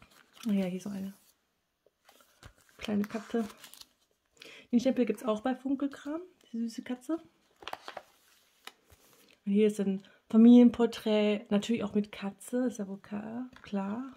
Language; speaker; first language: German; native; German